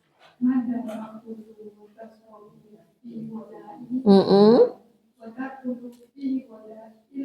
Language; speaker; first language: Arabic; non-native, learner; Indonesian